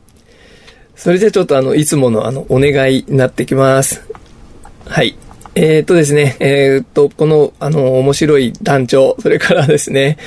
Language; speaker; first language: Japanese; native; Japanese